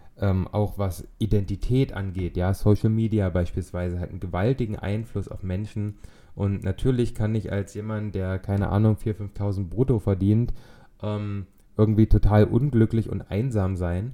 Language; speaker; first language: German; native; German